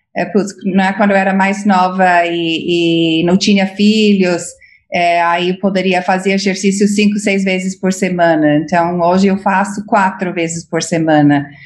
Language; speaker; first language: Portuguese; non-native, fluent; English